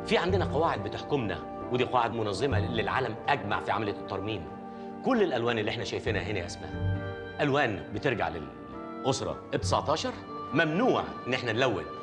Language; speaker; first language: Arabic; native; Arabic